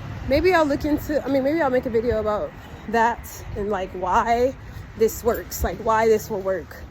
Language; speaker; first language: English; native; English